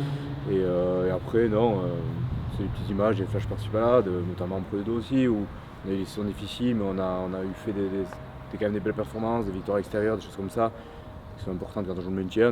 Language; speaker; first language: French; native; French